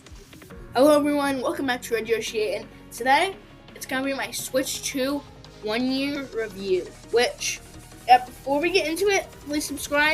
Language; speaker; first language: English; native; English